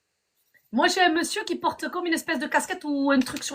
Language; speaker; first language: French; native; French